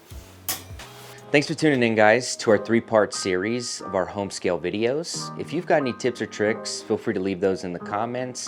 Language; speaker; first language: English; native; English